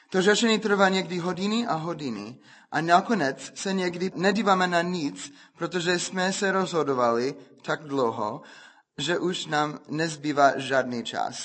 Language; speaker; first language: Czech; non-native, fluent; English